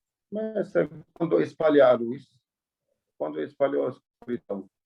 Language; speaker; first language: Portuguese; non-native, learner; Arabic